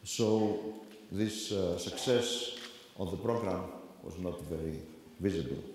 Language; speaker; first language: English; non-native, fluent; Greek